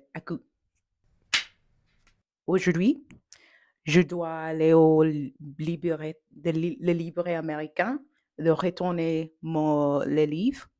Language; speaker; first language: French; non-native, learner; English